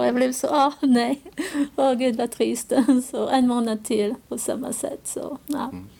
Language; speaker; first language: Swedish; non-native, fluent; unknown